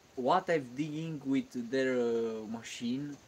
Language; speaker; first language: English; non-native, learner; Romanian